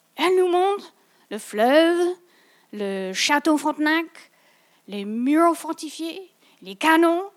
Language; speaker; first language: French; non-native, local second language; English